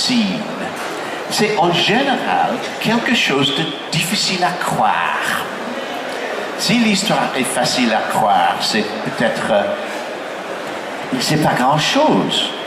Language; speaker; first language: French; non-native, fluent; English